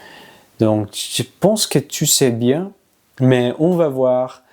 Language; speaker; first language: French; non-native, learner; English